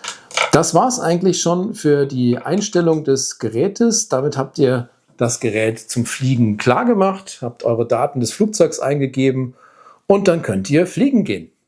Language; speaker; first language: German; native; German